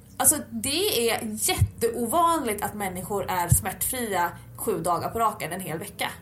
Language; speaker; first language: Swedish; native; Swedish